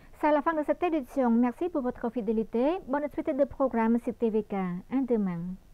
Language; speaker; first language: French; non-native, fluent; Khmer